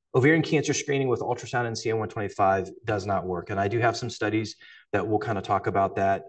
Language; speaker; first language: English; native; English